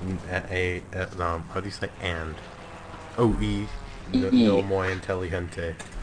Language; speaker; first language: Spanish; non-native, learner; English